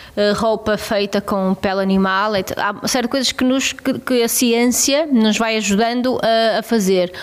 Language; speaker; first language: Portuguese; native; Portuguese